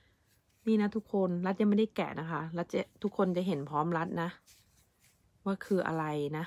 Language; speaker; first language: Thai; native; Thai